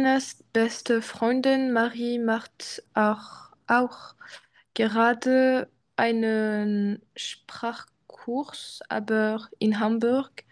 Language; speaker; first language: German; non-native, learner; French